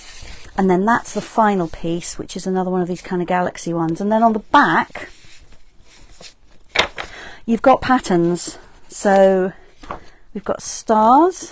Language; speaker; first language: English; native; English